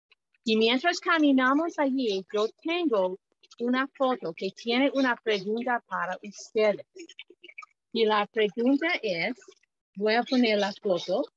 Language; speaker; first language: Spanish; non-native, fluent; English